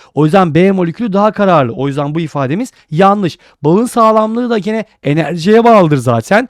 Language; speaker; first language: Turkish; native; Turkish